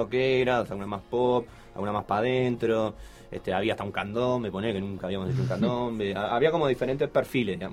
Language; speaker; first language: Spanish; native; Spanish